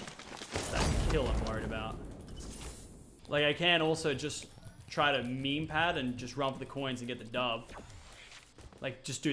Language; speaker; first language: English; native; English